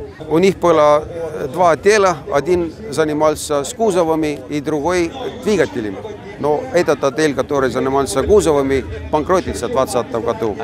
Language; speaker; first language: Russian; non-native, fluent; Estonian